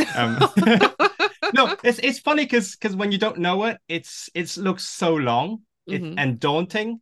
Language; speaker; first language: English; non-native, local second language; Cantonese